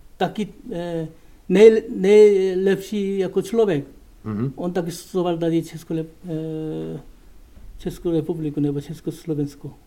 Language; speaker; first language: Czech; non-native, learner; Korean